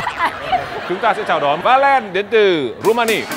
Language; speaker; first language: Vietnamese; native; Vietnamese